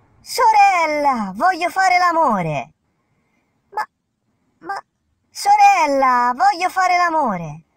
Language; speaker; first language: Italian; native; Italian